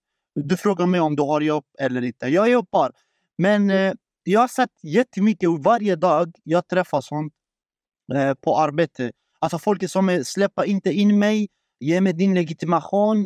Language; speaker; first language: Swedish; non-native, learner; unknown